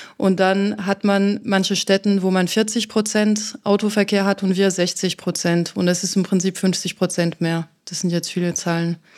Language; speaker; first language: German; non-native, fluent; French